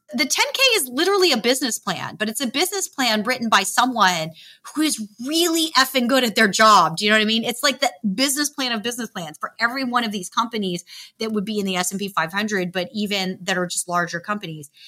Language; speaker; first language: English; native; English